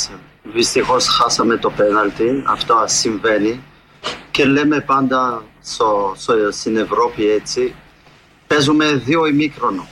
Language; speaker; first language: Greek; non-native, fluent; French